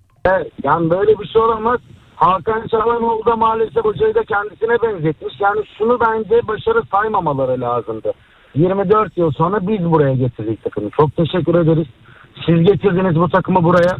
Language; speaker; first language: Turkish; native; Turkish